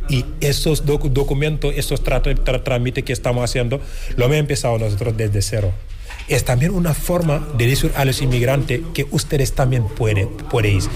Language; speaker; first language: Spanish; non-native, fluent; Wolof